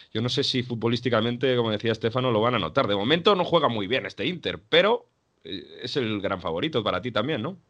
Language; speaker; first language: Spanish; native; Spanish